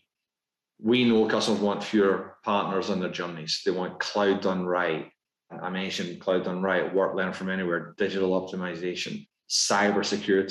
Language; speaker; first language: English; native; English